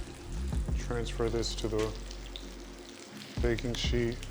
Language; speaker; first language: English; native; English